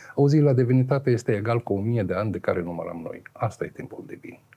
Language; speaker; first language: Romanian; non-native, fluent; Arabic